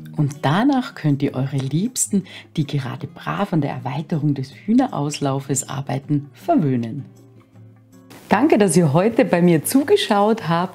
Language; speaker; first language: German; native; German